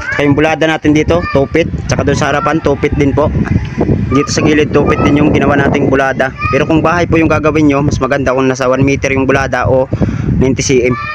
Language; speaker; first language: Filipino; non-native, local second language; Cebuano